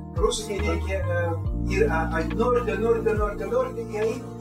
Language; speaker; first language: Spanish; non-native, fluent; Russian